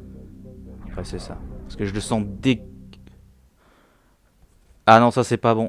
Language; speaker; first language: French; native; French